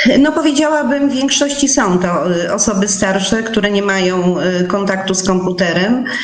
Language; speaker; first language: Polish; native; Polish